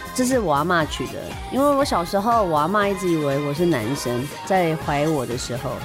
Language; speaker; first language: Chinese; native; Chinese